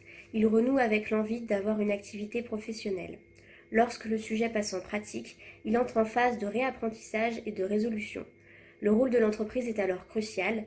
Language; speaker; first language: French; native; French